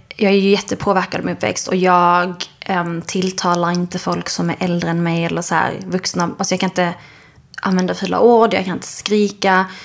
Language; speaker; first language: Swedish; early bilingual, other home language; Arabic